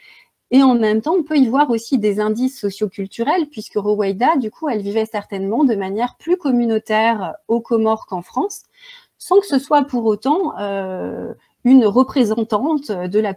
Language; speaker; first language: French; native; French